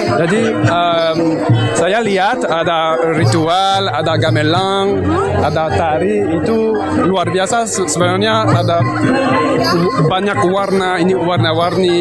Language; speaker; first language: Indonesian; non-native, fluent; French